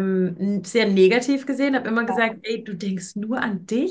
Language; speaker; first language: German; native; German